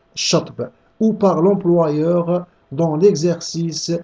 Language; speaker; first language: French; non-native, local second language; Arabic